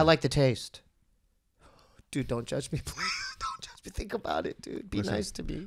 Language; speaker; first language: English; early bilingual, other home language; Korean